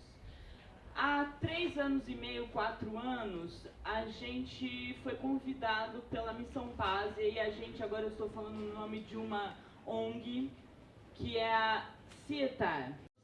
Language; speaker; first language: Portuguese; native; Portuguese